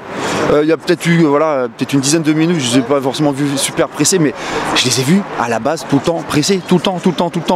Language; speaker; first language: French; native; French